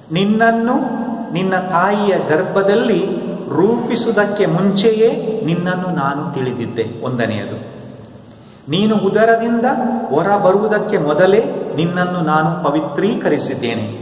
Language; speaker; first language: Kannada; non-native, local second language; Konkani